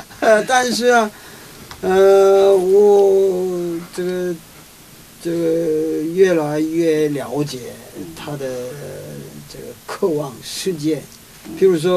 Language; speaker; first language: Chinese; non-native, fluent; Korean